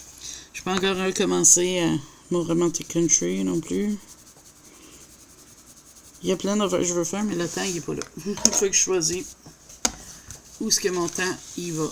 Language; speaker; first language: French; native; French